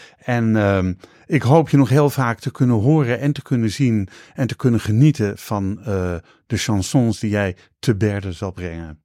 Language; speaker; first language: Dutch; native; Dutch